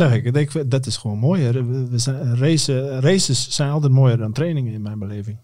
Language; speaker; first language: Dutch; native; Dutch